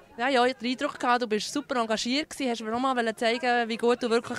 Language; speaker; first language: German; native; German